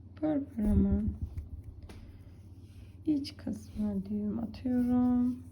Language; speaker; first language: Turkish; native; Turkish